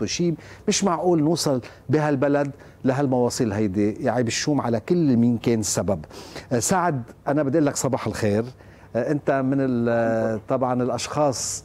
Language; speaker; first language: Arabic; native; Arabic